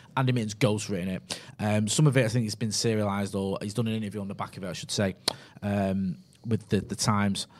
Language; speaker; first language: English; native; English